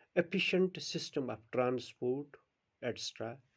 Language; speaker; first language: English; non-native, local second language; Urdu